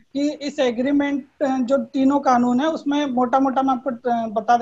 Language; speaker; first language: Hindi; native; Hindi